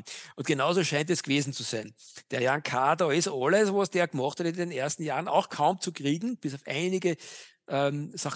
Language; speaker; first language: German; native; German